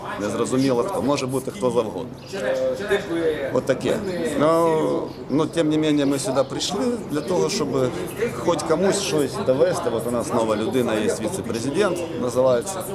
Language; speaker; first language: Ukrainian; native; Ukrainian